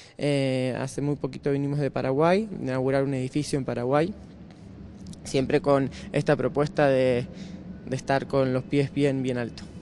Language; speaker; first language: Spanish; native; Spanish